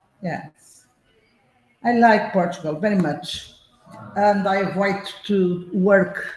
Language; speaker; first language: English; non-native, fluent; Portuguese